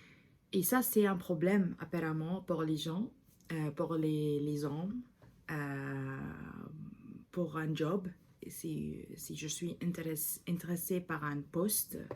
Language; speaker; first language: French; non-native, fluent; English